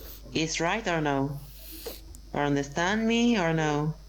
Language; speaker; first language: English; non-native, learner; Spanish